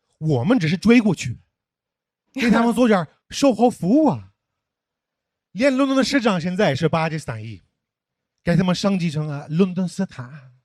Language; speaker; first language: Chinese; non-native, fluent; English